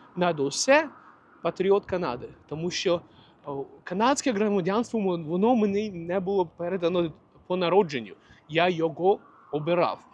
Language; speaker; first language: Ukrainian; non-native, local second language; Russian